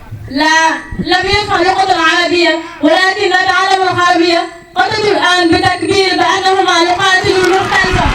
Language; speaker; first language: Arabic; non-native, learner; Wolof